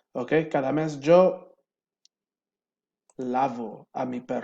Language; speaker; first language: Spanish; non-native, fluent; English